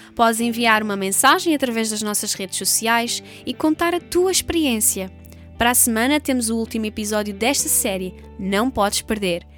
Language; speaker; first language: Portuguese; native; Portuguese